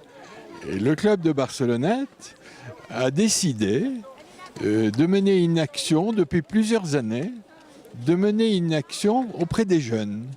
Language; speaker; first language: French; native; French